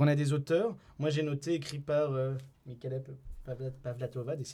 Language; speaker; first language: French; native; French